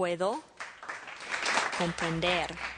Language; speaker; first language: Spanish; non-native, fluent; English